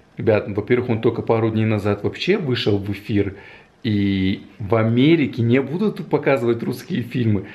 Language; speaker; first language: Russian; native; Russian